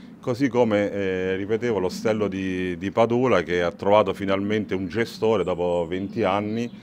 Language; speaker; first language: Italian; native; Italian